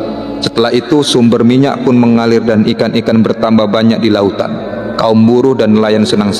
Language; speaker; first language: Indonesian; native; Indonesian